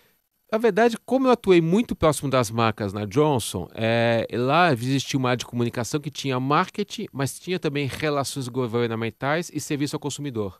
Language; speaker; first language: Portuguese; native; Portuguese